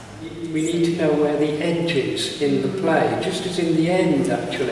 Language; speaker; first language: English; native; English